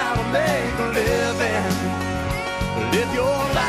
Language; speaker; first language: English; native; English